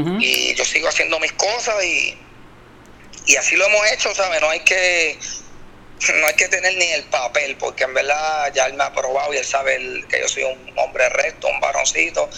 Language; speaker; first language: Spanish; native; Spanish